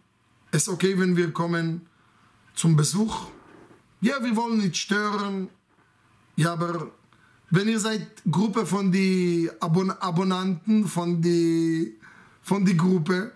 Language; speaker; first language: German; non-native, fluent; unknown